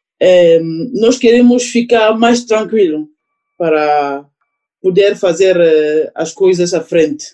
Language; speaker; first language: Portuguese; non-native, learner; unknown